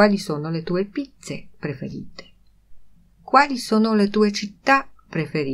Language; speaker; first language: Italian; non-native, fluent; Polish